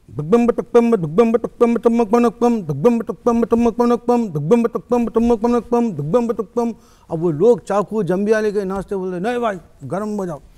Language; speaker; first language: Hindi; native; Hindi